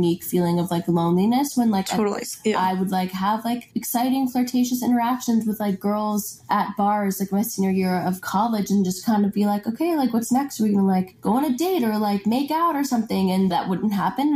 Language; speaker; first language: English; native; English